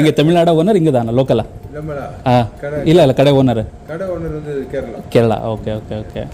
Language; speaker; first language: Tamil; non-native, learner; Kannada